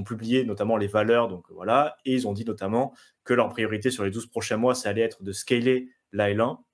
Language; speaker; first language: French; native; French